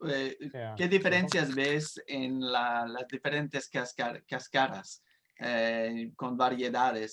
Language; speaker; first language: Spanish; non-native, fluent; French